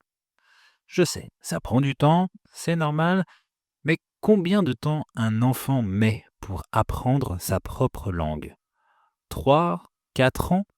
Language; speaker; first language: French; native; French